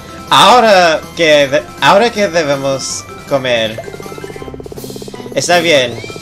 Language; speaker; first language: Spanish; non-native, learner; English